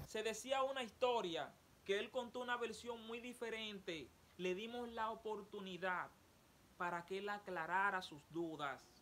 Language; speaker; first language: Spanish; native; Spanish